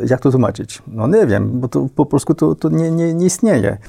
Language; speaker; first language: Polish; non-native, fluent; French